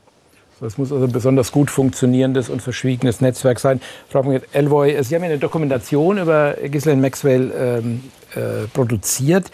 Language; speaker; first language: German; native; German